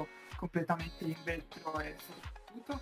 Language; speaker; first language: Italian; native; Italian